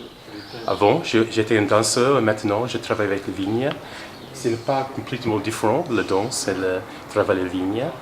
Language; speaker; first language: French; non-native, learner; English